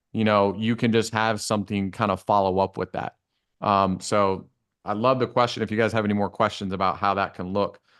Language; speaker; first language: English; native; English